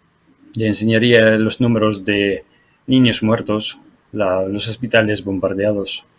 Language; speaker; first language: Spanish; non-native, fluent; Ukrainian